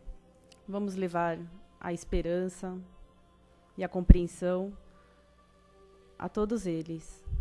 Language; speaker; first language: Portuguese; native; Portuguese